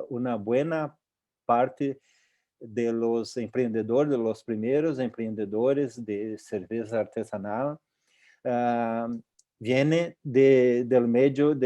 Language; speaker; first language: Spanish; non-native, local second language; Portuguese